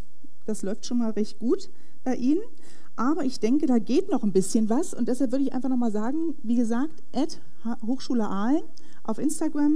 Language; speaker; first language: German; native; German